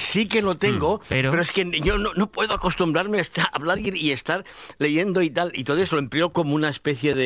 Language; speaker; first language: Spanish; native; Spanish